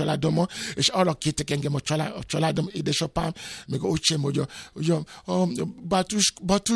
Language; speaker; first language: Hungarian; non-native, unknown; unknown